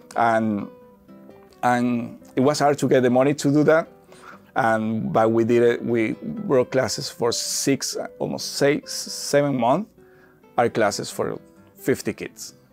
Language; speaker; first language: English; non-native, fluent; Spanish